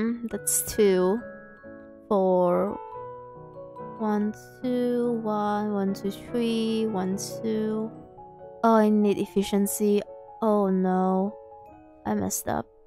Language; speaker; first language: English; non-native, local second language; Chinese